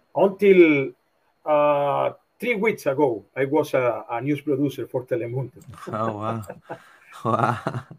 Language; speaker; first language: English; non-native, learner; Spanish